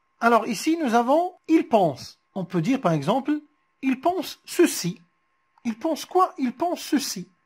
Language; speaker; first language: French; non-native, local second language; Arabic